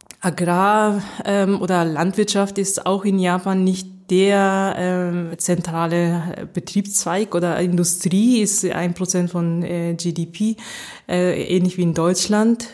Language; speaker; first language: German; early bilingual, heritage; German